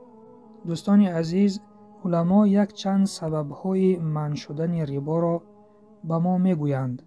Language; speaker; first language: Persian; native; Persian